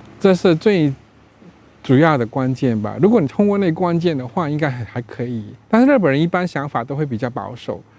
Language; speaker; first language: Chinese; native; Chinese